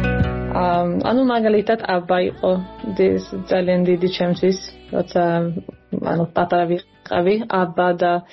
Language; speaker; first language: Georgian; early bilingual, heritage; Georgian